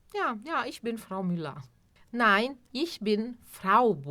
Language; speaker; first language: German; non-native, fluent; Portuguese